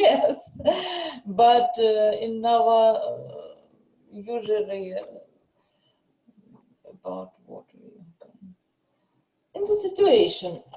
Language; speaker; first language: English; non-native, learner; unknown